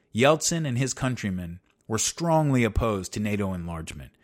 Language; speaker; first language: English; native; English